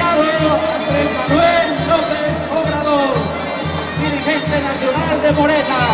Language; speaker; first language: Spanish; native; Spanish